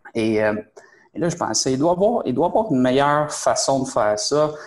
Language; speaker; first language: French; native; French